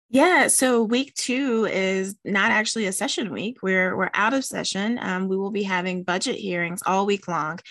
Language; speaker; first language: English; native; English